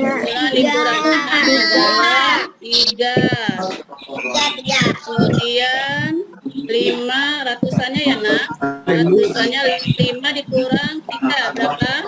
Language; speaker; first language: Indonesian; native; Indonesian